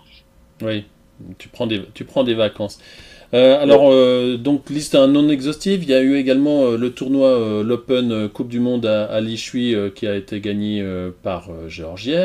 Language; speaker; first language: French; native; French